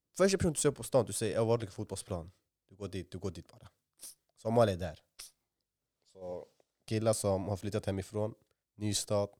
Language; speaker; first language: Swedish; early bilingual, other home language; Somali